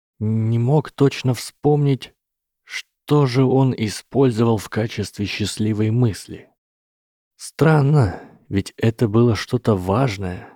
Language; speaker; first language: Russian; native; Russian